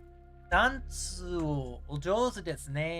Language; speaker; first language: Japanese; non-native, learner; English